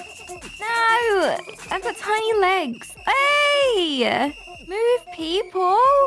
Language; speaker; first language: English; native; English